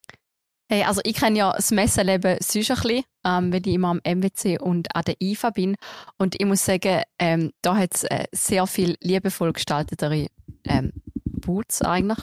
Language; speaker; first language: German; native; German